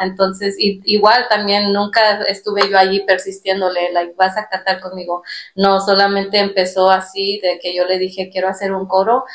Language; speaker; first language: Spanish; early bilingual, heritage; Spanish